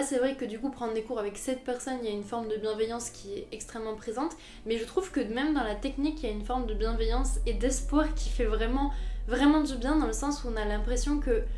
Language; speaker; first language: French; native; French